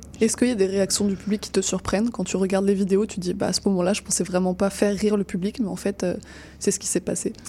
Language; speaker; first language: French; native; French